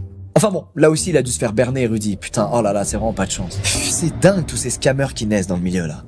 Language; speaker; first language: French; native; French